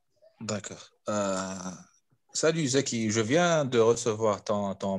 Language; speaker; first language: French; non-native, fluent; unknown